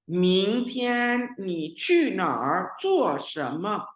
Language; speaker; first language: Chinese; non-native, learner; Urdu